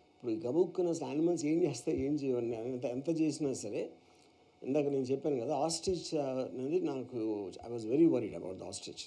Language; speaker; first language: Telugu; native; Telugu